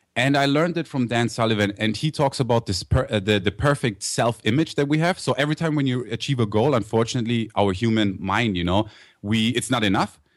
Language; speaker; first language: English; non-native, fluent; German